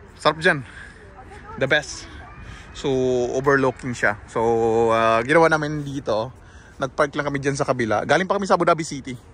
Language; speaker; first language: Filipino; non-native, local second language; Cebuano